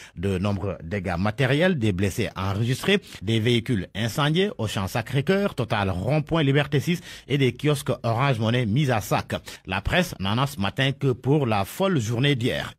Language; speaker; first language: French; non-native, local second language; Wolof